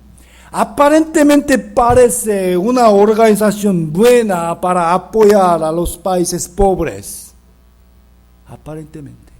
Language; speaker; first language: Spanish; non-native, fluent; Korean